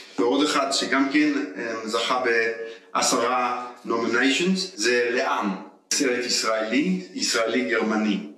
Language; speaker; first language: Hebrew; early bilingual, heritage; Hebrew